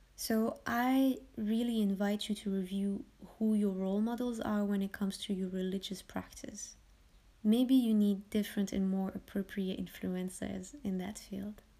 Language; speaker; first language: English; early bilingual, heritage; French